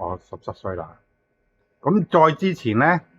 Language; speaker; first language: Cantonese; native; Cantonese